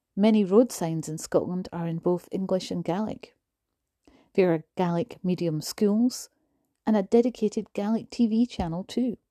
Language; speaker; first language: English; native; English